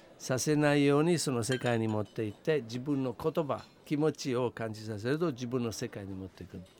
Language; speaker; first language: Japanese; non-native, fluent; Italian